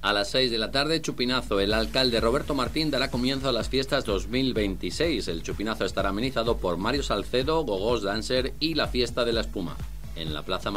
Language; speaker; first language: Spanish; native; Spanish